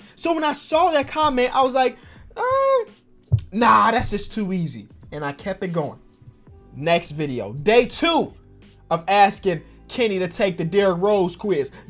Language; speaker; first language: English; native; English